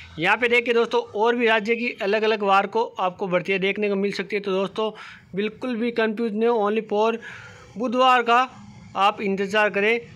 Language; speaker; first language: Hindi; native; Hindi